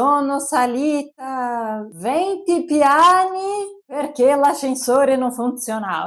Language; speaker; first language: Italian; non-native, fluent; Portuguese